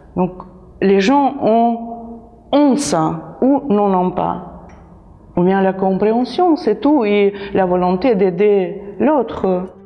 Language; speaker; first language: French; non-native, fluent; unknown